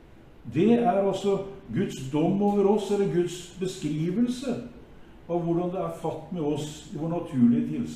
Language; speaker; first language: Norwegian; native; Norwegian